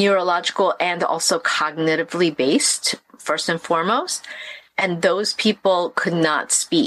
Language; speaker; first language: English; early bilingual, other home language; Korean